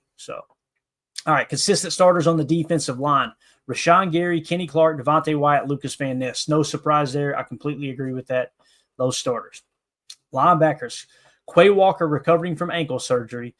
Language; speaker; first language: English; native; English